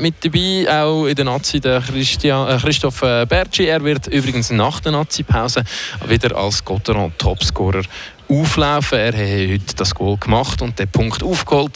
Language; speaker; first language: German; native; German